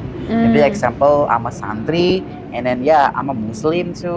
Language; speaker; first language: English; non-native, learner; Indonesian